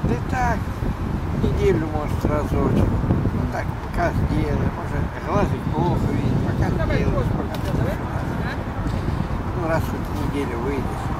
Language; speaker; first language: Russian; native; Russian